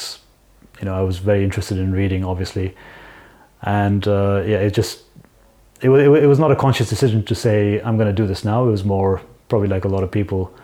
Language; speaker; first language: English; non-native, local second language; Nepali